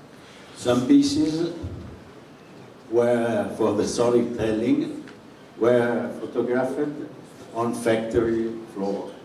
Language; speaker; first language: English; non-native, fluent; Italian